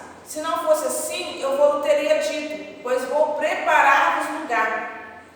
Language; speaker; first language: Portuguese; native; Portuguese